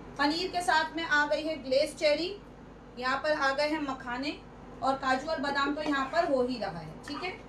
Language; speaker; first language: Hindi; native; Hindi